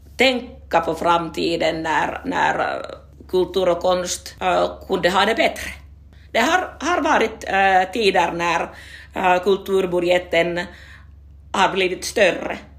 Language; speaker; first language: Swedish; non-native, local second language; Finnish